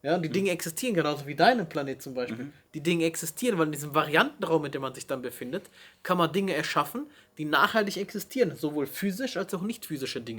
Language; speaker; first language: German; native; German